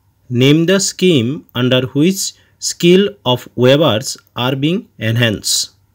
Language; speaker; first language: English; non-native, local second language; Bangla